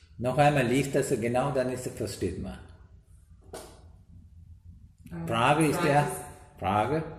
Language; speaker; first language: German; non-native, learner; Sinhala